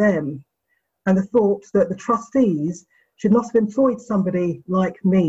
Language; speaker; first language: English; native; English